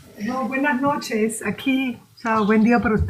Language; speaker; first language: Spanish; early bilingual, other home language; Portuguese